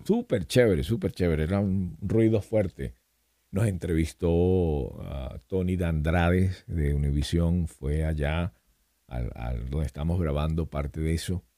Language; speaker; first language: Spanish; native; Spanish